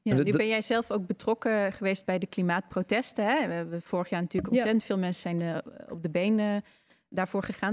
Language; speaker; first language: Dutch; native; Dutch